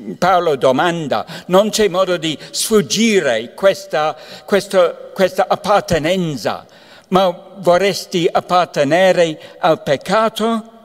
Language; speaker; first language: Italian; non-native, fluent; English